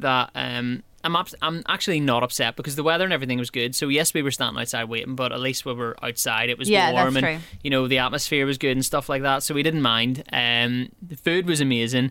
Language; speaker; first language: English; native; English